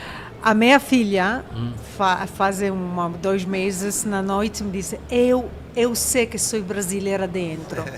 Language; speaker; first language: Portuguese; non-native, fluent; Italian